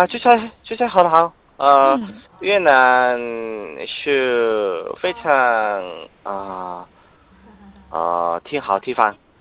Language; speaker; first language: Chinese; non-native, learner; Korean